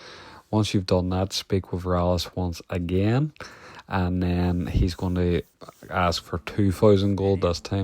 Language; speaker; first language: English; native; English